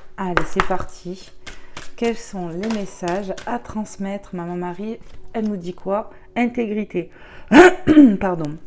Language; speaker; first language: French; native; French